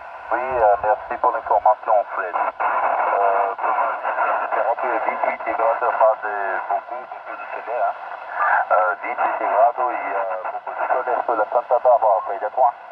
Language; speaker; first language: French; non-native, learner; Portuguese